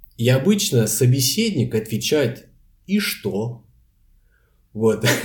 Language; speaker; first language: Russian; non-native, fluent; Portuguese